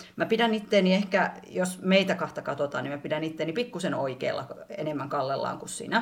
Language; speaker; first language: Finnish; native; Finnish